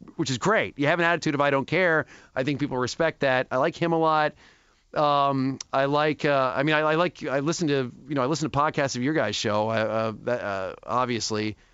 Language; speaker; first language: English; native; English